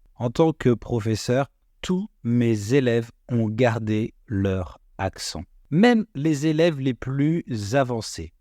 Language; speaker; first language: French; native; French